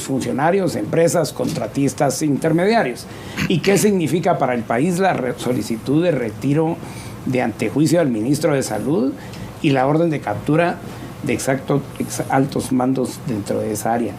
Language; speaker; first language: Spanish; native; Spanish